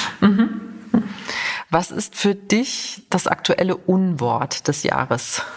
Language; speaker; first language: German; native; German